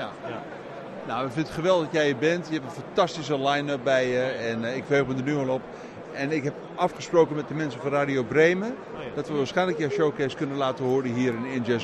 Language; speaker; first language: Dutch; native; Dutch